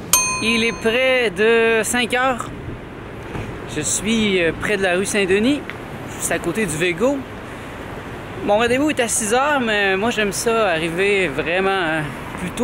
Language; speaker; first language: French; native; French